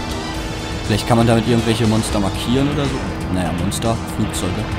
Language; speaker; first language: German; native; German